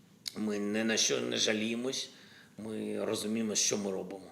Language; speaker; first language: Ukrainian; non-native, local second language; Russian